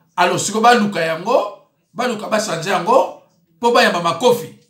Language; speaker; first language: Lingala; non-native, local second language; Kongo